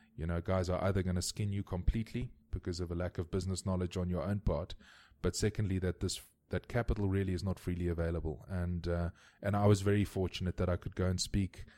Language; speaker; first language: English; native; English